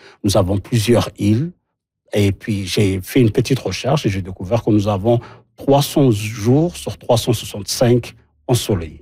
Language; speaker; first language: French; non-native, local second language; Somali